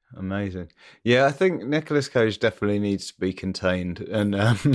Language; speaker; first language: English; native; English